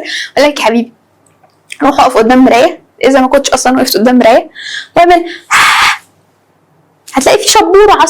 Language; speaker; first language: Arabic; native; Arabic